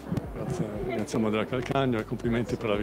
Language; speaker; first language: Italian; native; Italian